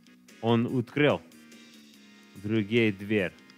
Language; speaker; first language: Russian; non-native, learner; English